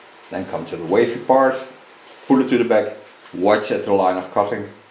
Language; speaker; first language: English; non-native, fluent; Dutch